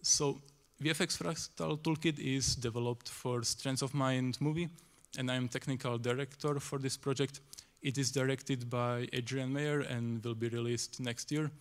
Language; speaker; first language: English; non-native, fluent; Slovak